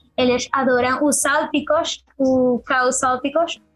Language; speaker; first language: Portuguese; non-native, learner; Spanish